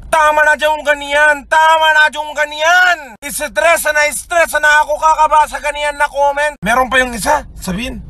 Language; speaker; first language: Filipino; non-native, fluent; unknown